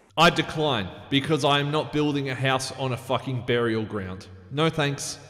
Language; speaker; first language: English; native; English